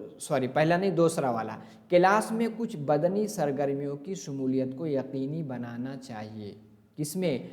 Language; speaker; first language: Urdu; native; Urdu